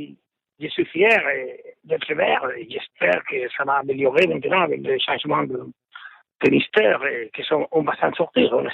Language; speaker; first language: French; non-native, fluent; Spanish